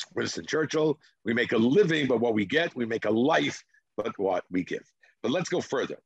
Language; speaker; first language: English; non-native, fluent; Hebrew